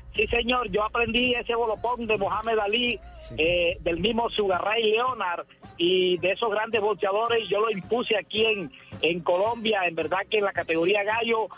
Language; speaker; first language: Spanish; native; Spanish